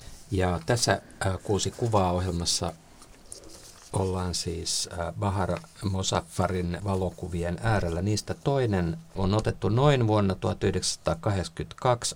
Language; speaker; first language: Finnish; native; Finnish